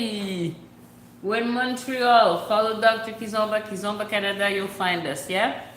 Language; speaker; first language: English; non-native, local second language; French